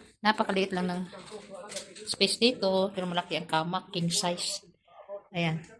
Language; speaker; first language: Filipino; non-native, local second language; Cebuano